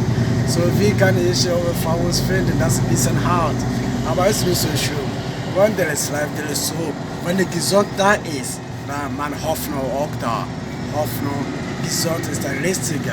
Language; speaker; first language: German; non-native, learner; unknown